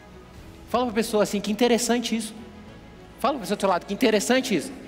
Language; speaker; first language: Portuguese; native; Portuguese